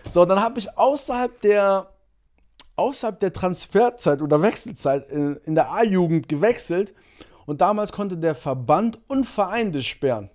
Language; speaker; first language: German; early bilingual, other home language; Portuguese